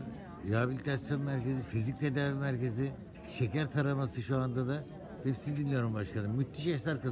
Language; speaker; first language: Turkish; native; Turkish